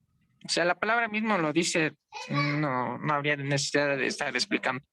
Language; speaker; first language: Spanish; native; Spanish